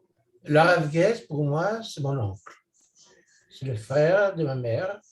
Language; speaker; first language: French; early bilingual, heritage; Hebrew